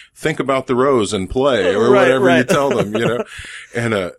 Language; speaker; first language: English; native; English